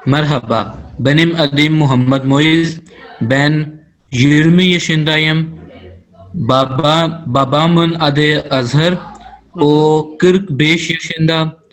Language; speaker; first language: Turkish; non-native, learner; Urdu